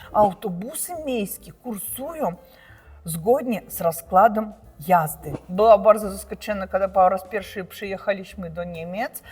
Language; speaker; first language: Polish; non-native, learner; Russian